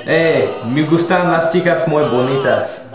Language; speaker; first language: Spanish; non-native, learner; English